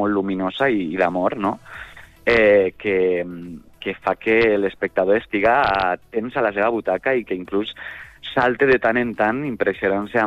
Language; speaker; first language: Catalan; native; Catalan